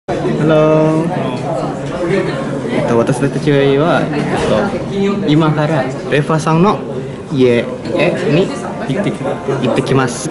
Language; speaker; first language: Japanese; non-native, learner; Indonesian